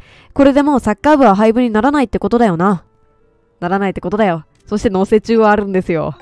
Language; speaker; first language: Japanese; native; Japanese